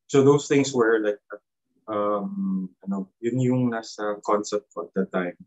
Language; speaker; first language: English; non-native, local second language; Cebuano